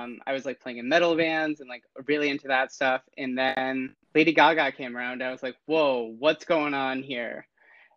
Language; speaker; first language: English; native; English